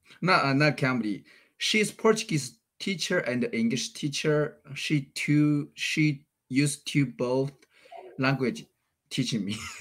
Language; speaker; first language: English; non-native, learner; Chinese